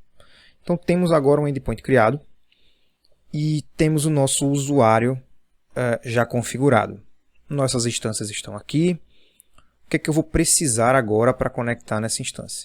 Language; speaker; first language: Portuguese; native; Portuguese